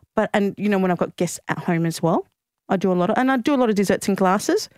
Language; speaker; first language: English; non-native, local second language; Greek